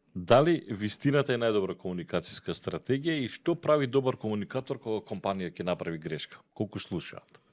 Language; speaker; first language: Macedonian; native; Macedonian